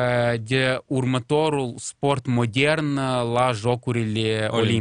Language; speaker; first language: Romanian; non-native, local second language; Russian